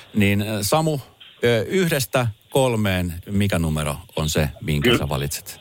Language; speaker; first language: Finnish; early bilingual, other home language; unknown